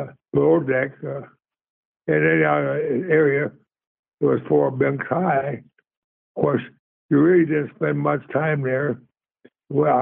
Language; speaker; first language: English; native; English